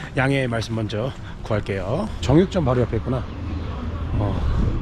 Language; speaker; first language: Korean; native; Korean